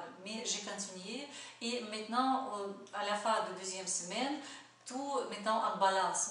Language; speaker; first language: French; non-native, learner; Russian